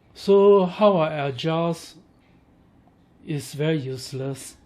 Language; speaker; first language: English; non-native, learner; Chinese